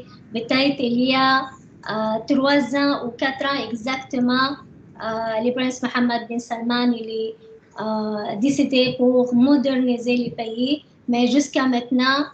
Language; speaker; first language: French; non-native, learner; Arabic